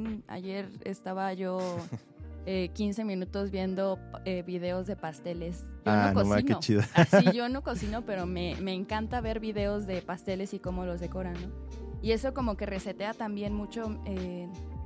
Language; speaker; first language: Spanish; native; Spanish